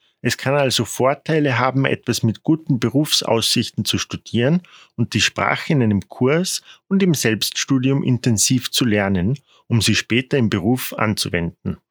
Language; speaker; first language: German; non-native, fluent; Korean